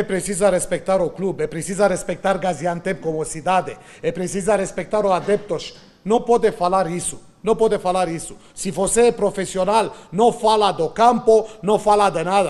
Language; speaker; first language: Portuguese; non-native, learner; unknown